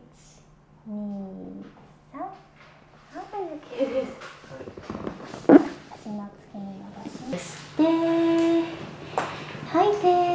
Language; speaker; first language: Japanese; native; Japanese